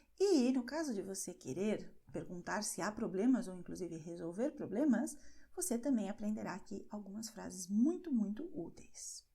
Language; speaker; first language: Portuguese; non-native, fluent; Spanish